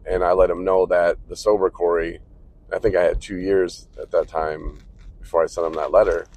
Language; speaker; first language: English; native; English